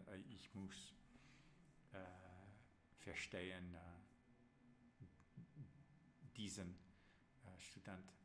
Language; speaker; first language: German; non-native, learner; English